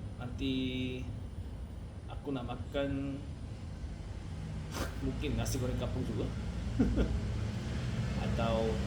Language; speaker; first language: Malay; non-native, learner; Korean